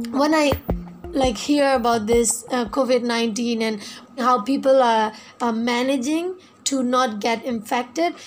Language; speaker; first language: English; non-native, fluent; Burmese